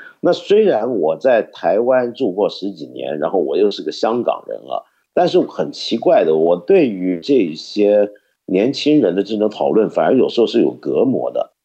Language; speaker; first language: Chinese; non-native, local second language; Cantonese